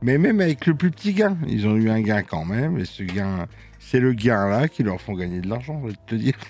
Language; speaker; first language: French; native; French